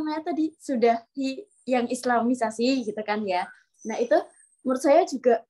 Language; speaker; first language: Indonesian; native; Indonesian